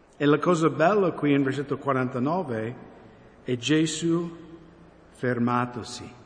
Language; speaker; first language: Italian; non-native, fluent; English